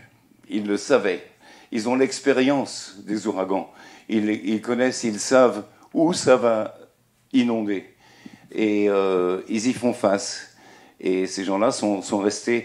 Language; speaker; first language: French; native; French